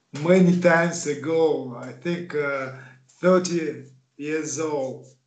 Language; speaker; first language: English; non-native, learner; Russian